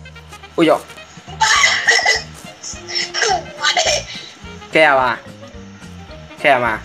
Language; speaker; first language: Chinese; native; Chinese